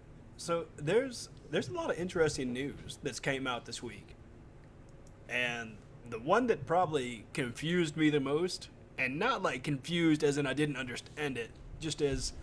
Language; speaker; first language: English; native; English